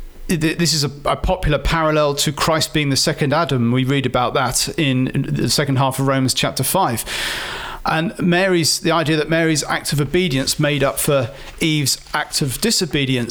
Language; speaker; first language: English; native; English